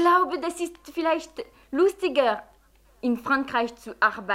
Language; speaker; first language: German; non-native, fluent; French